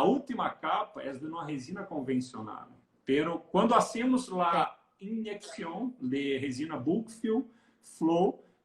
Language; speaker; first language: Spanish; non-native, learner; Portuguese